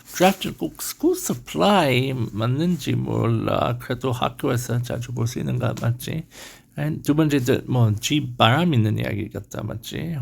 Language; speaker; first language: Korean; non-native, learner; English